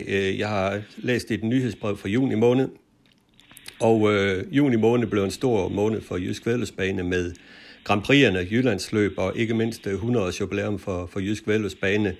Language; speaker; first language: Danish; native; Danish